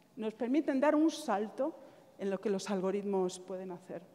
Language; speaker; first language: Spanish; native; Spanish